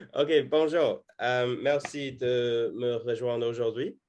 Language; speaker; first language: French; non-native, fluent; English